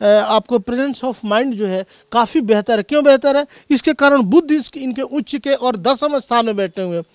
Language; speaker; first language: Hindi; native; Hindi